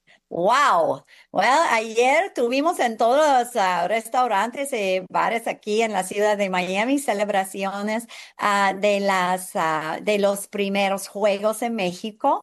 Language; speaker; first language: Spanish; non-native, fluent; English